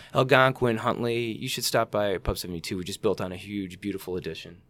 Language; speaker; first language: English; native; English